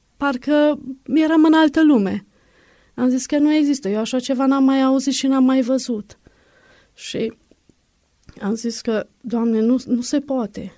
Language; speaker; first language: Romanian; non-native, local second language; Hungarian